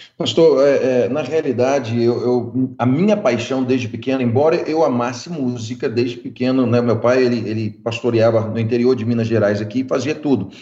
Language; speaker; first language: Portuguese; early bilingual, other home language; English